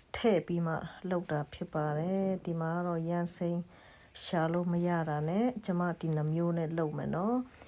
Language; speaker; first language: Burmese; non-native, local second language; Shan